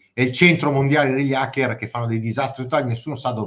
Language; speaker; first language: Italian; native; Italian